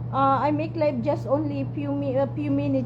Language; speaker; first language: English; non-native, learner; Filipino